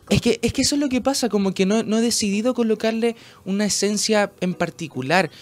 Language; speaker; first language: Spanish; native; Spanish